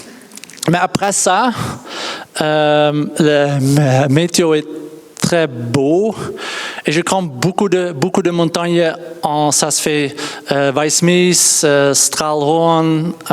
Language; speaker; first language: French; non-native, learner; Dutch